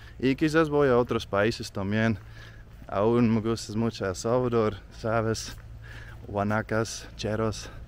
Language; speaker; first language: Spanish; non-native, learner; Dutch